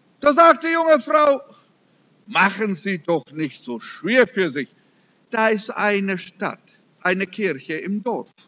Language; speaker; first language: German; early bilingual, heritage; German